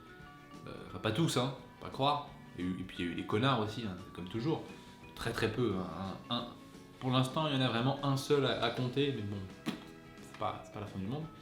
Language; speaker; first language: French; native; French